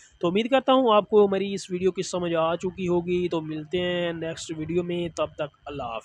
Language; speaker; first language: Urdu; non-native, local second language; Punjabi